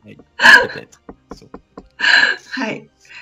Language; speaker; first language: Japanese; non-native, learner; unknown